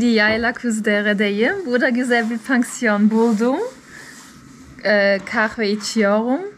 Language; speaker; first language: Turkish; non-native, learner; German